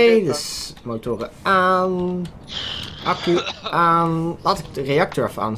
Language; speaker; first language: Dutch; native; Dutch